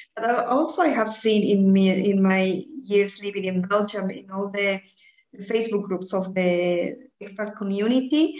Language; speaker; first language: English; non-native, fluent; Spanish